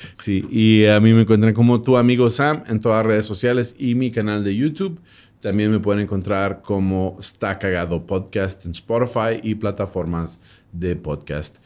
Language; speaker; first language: Spanish; non-native, fluent; English